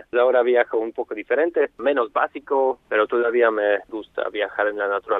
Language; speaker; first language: Spanish; non-native, fluent; Slovak